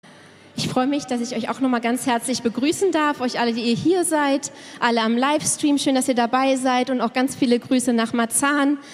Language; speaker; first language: German; native; German